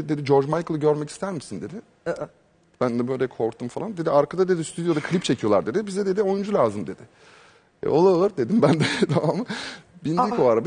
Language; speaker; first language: Turkish; early bilingual, heritage; Turkish